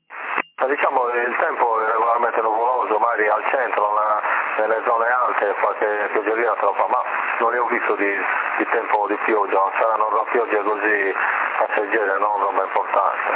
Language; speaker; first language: Italian; native; Italian